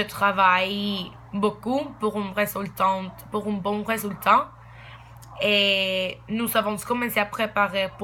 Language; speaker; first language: French; non-native, learner; Spanish